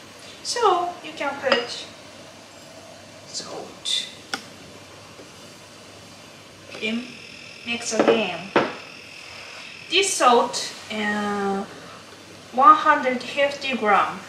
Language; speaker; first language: English; non-native, learner; Japanese